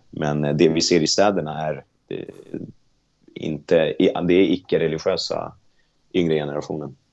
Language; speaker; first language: Swedish; native; Swedish